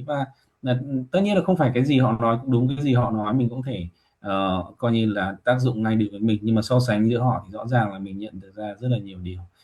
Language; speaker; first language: Vietnamese; native; Vietnamese